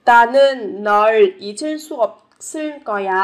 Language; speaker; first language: Korean; non-native, fluent; Vietnamese